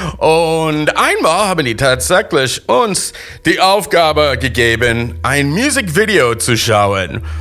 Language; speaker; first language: German; non-native, learner; English